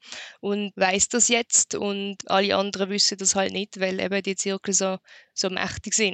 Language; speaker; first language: German; native; German